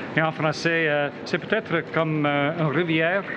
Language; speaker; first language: French; non-native, learner; English